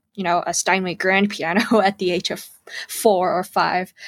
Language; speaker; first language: English; early bilingual, other home language; Cantonese